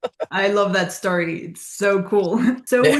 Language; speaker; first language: English; non-native, fluent; Spanish